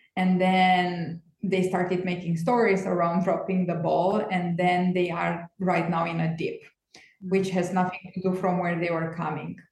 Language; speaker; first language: English; non-native, fluent; Romanian